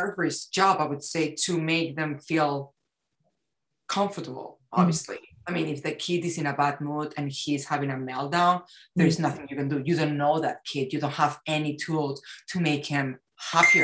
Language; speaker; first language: English; non-native, fluent; Spanish